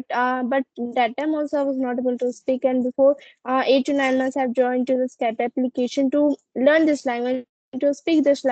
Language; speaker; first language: English; non-native, learner; Hindi